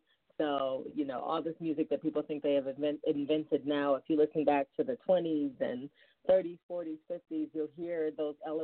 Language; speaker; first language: English; native; English